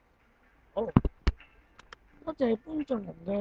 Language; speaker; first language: Chinese; native; Chinese